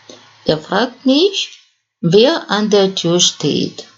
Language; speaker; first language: German; non-native, fluent; Russian